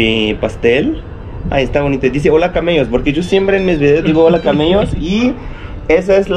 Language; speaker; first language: Spanish; non-native, fluent; Arabic